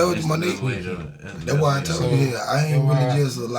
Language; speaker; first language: English; native; English